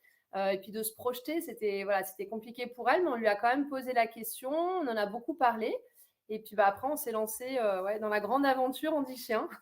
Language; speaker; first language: French; native; French